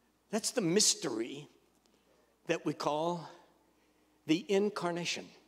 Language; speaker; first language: English; native; English